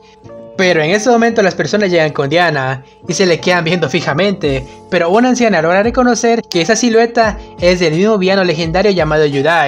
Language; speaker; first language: Spanish; native; Spanish